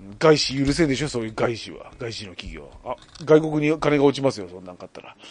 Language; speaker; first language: Japanese; native; Japanese